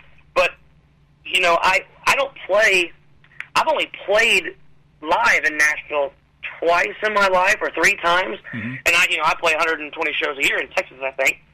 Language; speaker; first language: English; native; English